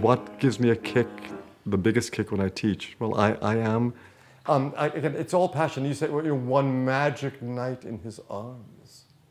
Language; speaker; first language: English; native; English